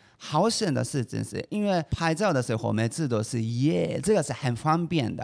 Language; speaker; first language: Chinese; non-native, fluent; Japanese